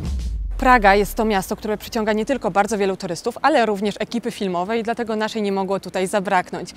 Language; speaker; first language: Polish; native; Polish